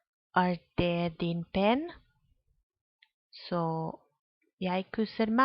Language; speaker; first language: Norwegian; non-native, fluent; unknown